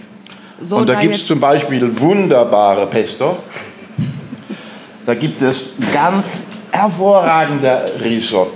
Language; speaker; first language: German; native; German